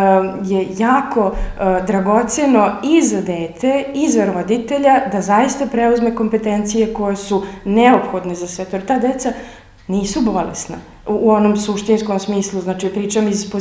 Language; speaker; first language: Serbian; native; Serbian